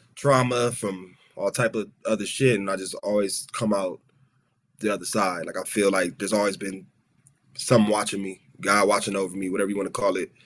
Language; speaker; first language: English; native; English